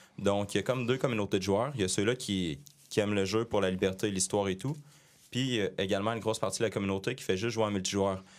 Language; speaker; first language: French; native; French